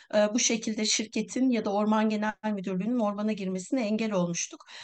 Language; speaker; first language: Turkish; native; Turkish